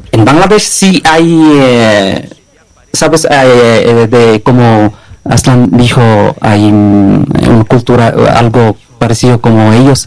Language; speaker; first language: Spanish; non-native, learner; Bangla